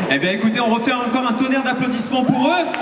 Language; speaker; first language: French; native; French